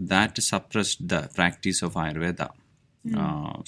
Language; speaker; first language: English; non-native, local second language; Malayalam